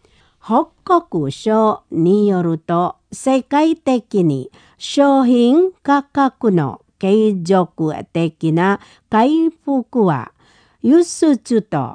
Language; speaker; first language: Japanese; non-native, fluent; Indonesian